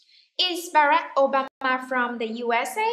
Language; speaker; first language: English; non-native, fluent; Vietnamese